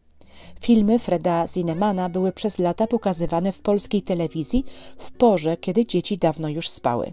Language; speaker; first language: Polish; native; Polish